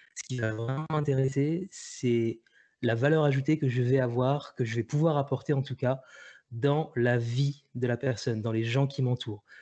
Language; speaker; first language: French; native; French